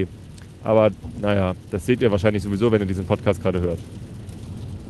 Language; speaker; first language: German; native; German